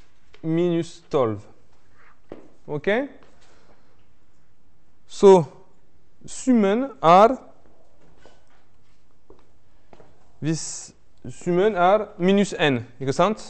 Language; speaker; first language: Norwegian; non-native, fluent; French